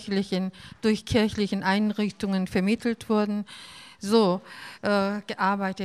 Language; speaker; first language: German; non-native, fluent; Korean